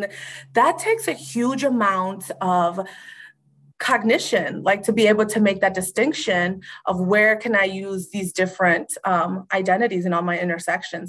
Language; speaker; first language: English; early bilingual, other home language; Spanish